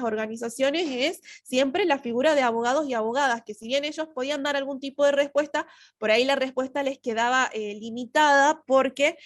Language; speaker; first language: Spanish; native; Spanish